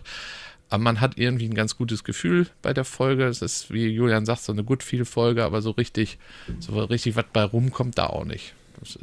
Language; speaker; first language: German; native; German